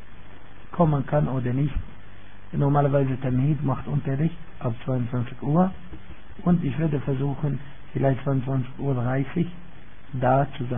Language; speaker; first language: German; non-native, fluent; Arabic